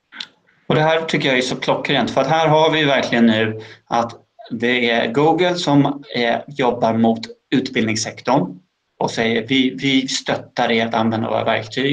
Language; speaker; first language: Swedish; native; Swedish